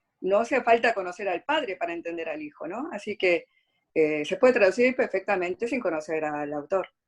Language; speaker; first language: Spanish; early bilingual, other home language; Korean